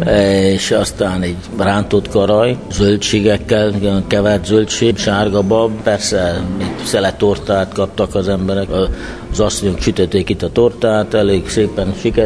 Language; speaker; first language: Hungarian; early bilingual, heritage; Hungarian